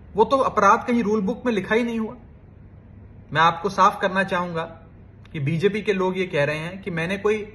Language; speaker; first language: Hindi; native; Hindi